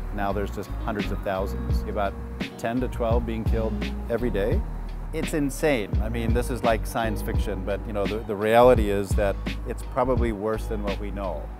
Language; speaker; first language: English; native; English